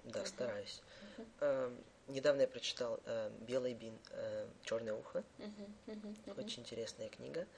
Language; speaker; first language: Russian; early bilingual, heritage; Russian